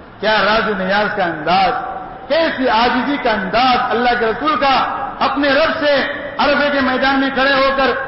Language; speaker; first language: Urdu; non-native, local second language; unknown